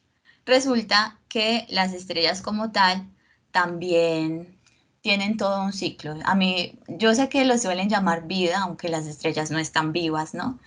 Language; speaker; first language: Spanish; native; Spanish